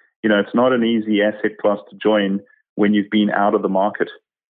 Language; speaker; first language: English; native; English